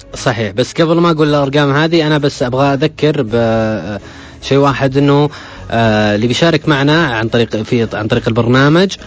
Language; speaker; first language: Arabic; native; Arabic